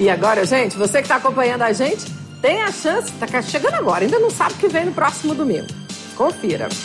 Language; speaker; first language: Portuguese; native; Portuguese